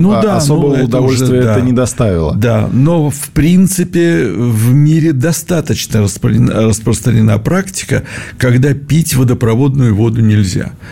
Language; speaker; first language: Russian; native; Russian